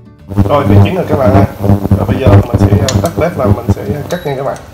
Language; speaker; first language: Vietnamese; native; Vietnamese